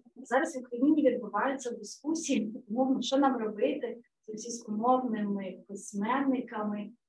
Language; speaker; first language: Ukrainian; non-native, local second language; Russian